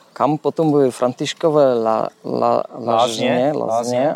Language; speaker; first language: Czech; non-native, learner; Polish